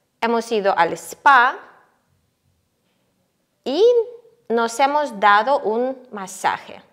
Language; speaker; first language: Spanish; non-native, fluent; Ukrainian